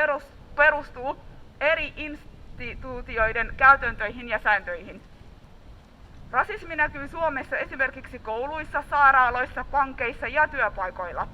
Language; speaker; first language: Finnish; early bilingual, other home language; Somali